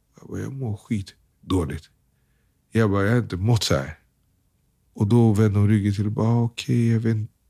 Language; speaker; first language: Swedish; early bilingual, other home language; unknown